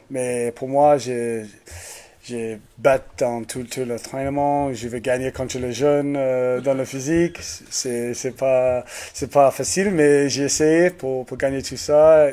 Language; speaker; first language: French; non-native, learner; English